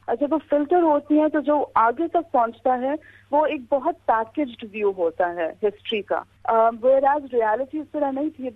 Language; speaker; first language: Urdu; native; Urdu